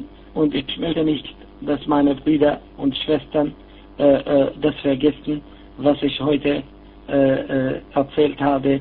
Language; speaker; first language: German; non-native, fluent; Arabic